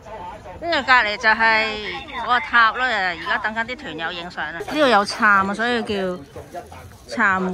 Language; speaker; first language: Chinese; native; Chinese